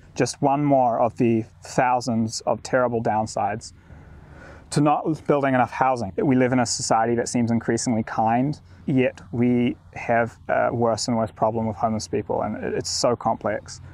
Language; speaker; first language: English; native; English